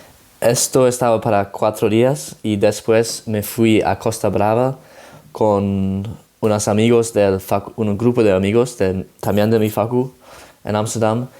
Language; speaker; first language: Spanish; non-native, learner; Dutch